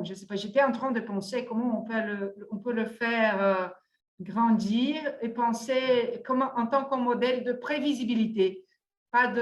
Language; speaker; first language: French; non-native, fluent; Portuguese